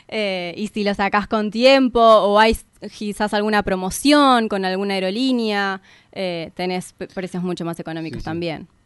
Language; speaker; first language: Spanish; native; Spanish